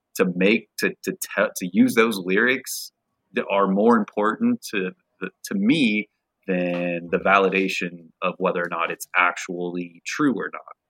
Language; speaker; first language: English; native; English